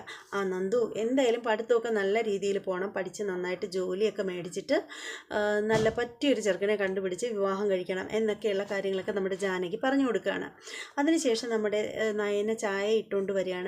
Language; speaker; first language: Malayalam; native; Malayalam